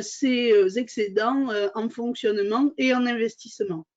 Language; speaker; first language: French; native; French